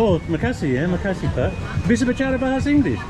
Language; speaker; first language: Indonesian; non-native, learner; English